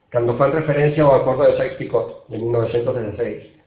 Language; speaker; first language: Galician; non-native, local second language; Spanish